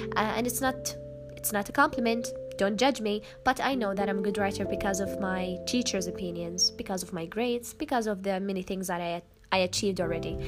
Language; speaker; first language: English; non-native, fluent; Arabic